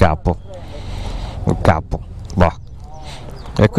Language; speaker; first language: Italian; native; Italian